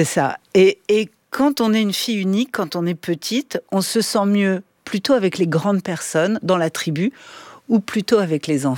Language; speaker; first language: French; native; French